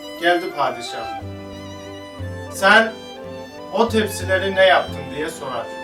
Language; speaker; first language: Turkish; native; Turkish